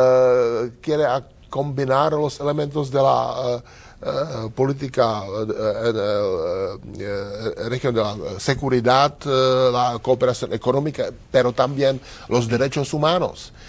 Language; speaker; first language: Spanish; non-native, learner; Czech